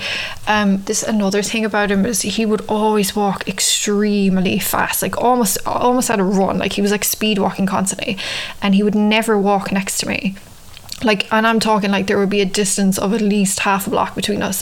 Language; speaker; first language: English; native; English